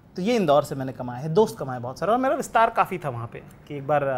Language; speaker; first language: Hindi; native; Hindi